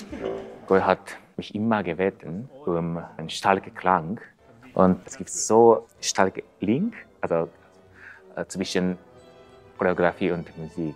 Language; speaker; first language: German; non-native, learner; Japanese